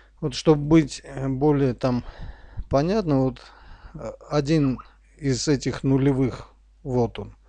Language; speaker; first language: Russian; non-native, local second language; Armenian